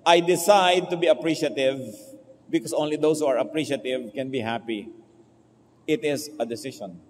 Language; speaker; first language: English; non-native, local second language; Filipino